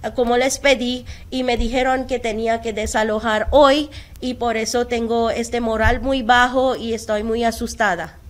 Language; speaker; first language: Spanish; non-native, fluent; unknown